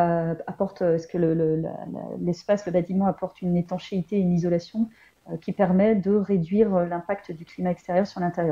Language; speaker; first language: French; native; French